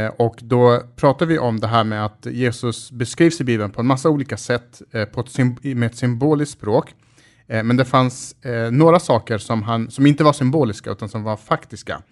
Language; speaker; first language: Swedish; early bilingual, other home language; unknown